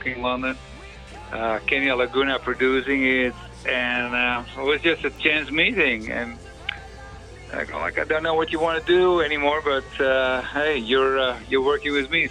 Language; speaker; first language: English; non-native, fluent; Dutch